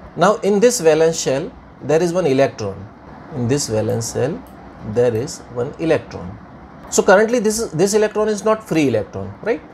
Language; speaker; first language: English; non-native, local second language; Gujarati